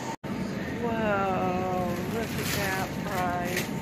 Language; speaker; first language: English; native; English